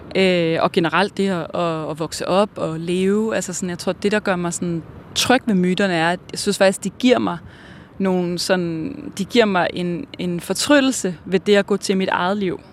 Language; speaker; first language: Danish; native; Danish